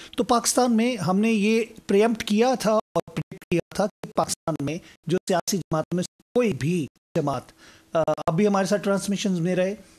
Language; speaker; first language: Urdu; native; Urdu